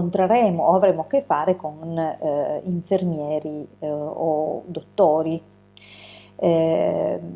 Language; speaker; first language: Italian; native; Italian